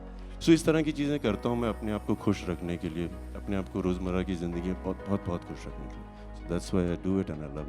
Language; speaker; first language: Hindi; native; Hindi